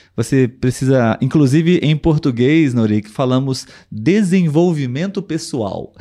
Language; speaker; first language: Portuguese; native; Portuguese